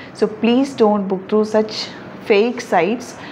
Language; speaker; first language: English; non-native, local second language; Malayalam